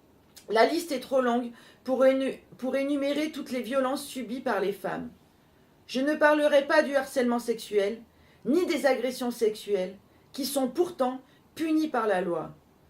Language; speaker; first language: French; native; French